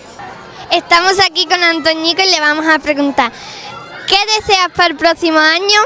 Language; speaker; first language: Spanish; native; Spanish